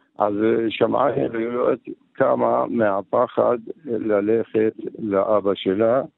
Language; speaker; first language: Hebrew; non-native, local second language; Arabic